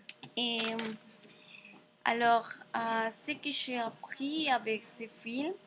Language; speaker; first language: French; non-native, learner; Spanish